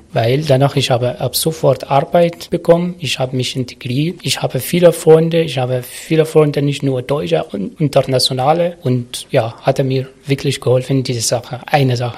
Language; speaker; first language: German; non-native, learner; Arabic